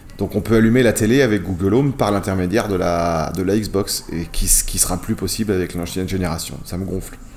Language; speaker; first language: French; native; French